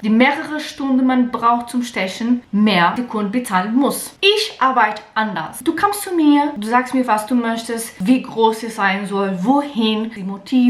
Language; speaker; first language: German; non-native, learner; Portuguese